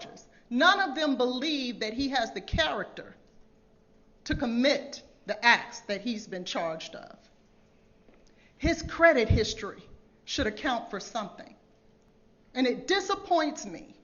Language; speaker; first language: English; native; English